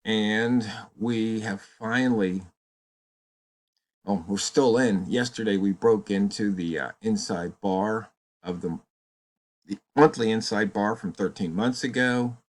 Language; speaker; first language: English; native; English